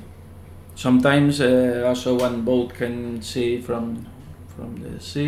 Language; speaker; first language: English; non-native, learner; Spanish